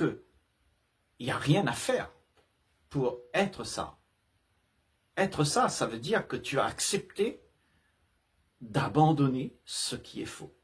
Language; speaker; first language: French; native; French